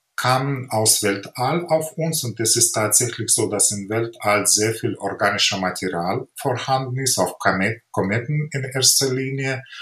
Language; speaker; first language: German; non-native, fluent; Ukrainian